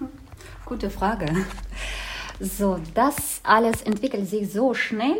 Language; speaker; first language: German; non-native, fluent; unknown